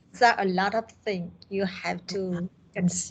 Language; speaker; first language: English; non-native, learner; Vietnamese